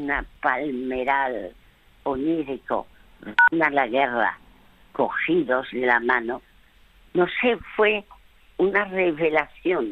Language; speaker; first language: Spanish; early bilingual, other home language; French